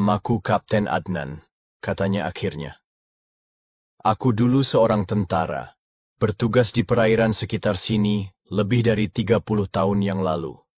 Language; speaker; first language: Indonesian; native; Indonesian